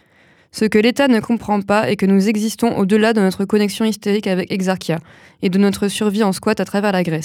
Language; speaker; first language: French; native; French